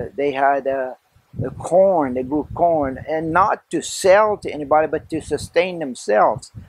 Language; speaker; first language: English; early bilingual, other home language; French